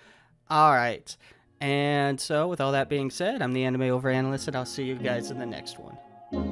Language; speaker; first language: English; native; English